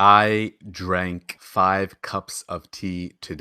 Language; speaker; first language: English; native; English